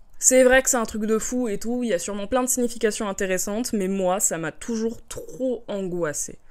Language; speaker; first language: French; native; French